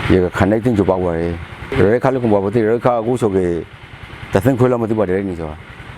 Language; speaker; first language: Burmese; native; Burmese